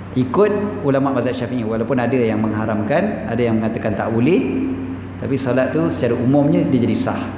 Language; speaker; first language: Malay; native; Malay